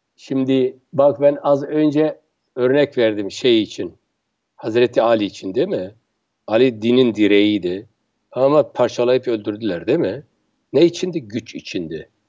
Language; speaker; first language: Turkish; non-native, local second language; Kurdish